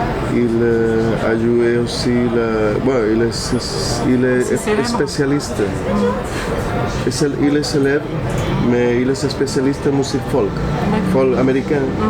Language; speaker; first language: French; non-native, fluent; Spanish